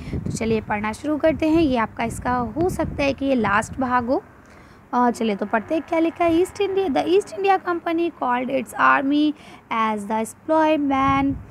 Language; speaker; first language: Hindi; native; Hindi